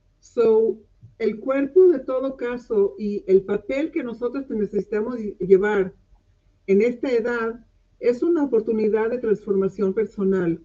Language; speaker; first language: Spanish; non-native, local second language; English